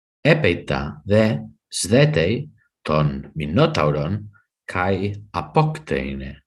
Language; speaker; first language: Greek; non-native, fluent; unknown